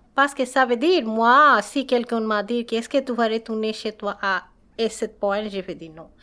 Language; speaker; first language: French; non-native, learner; Bangla